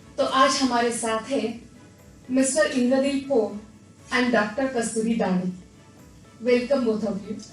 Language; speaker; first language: Hindi; non-native, local second language; Marathi